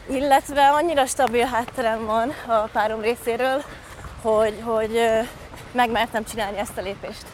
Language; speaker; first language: Hungarian; native; Hungarian